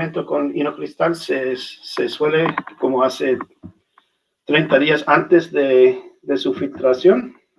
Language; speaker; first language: Spanish; non-native, learner; English